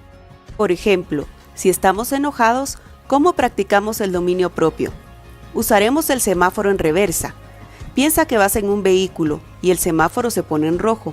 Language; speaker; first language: Spanish; native; Spanish